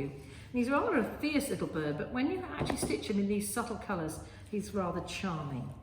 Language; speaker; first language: English; native; English